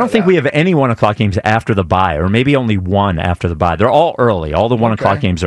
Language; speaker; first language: English; native; English